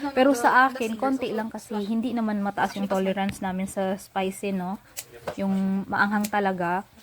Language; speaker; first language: Filipino; non-native, local second language; Cebuano